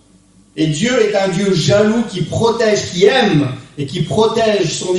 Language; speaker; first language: French; native; French